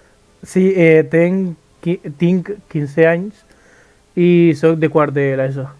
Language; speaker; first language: Catalan; early bilingual, other home language; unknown